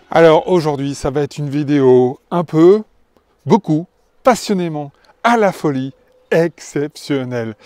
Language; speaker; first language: French; native; French